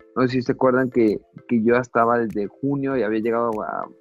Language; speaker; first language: Spanish; native; Spanish